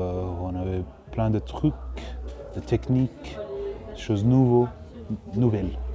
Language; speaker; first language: French; non-native, learner; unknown